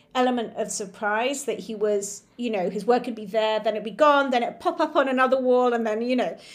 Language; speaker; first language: English; native; English